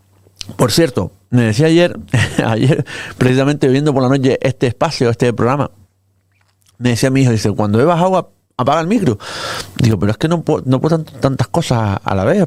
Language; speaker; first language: Spanish; native; Spanish